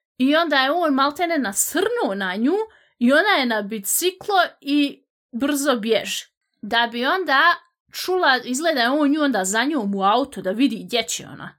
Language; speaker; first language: Bosnian; native; Bosnian